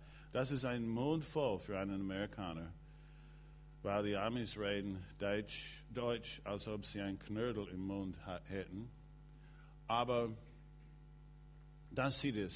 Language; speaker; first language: German; non-native, fluent; English